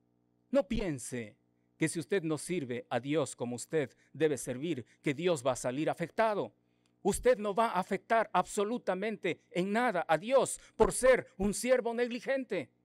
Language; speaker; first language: Spanish; native; Spanish